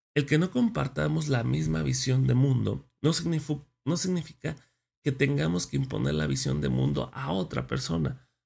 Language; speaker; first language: Spanish; native; Spanish